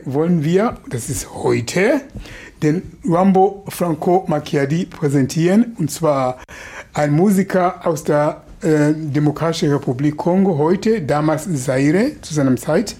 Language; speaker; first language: German; non-native, fluent; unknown